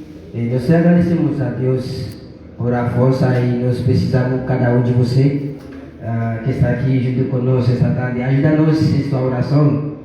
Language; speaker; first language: Portuguese; non-native, local second language; Haitian Creole